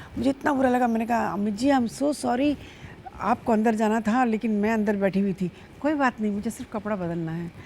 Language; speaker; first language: Hindi; native; Hindi